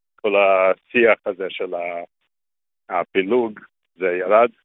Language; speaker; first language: Hebrew; non-native, fluent; English